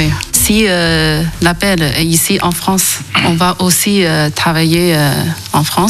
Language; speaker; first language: French; non-native, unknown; Chinese